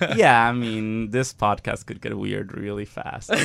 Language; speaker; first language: English; non-native, fluent; Italian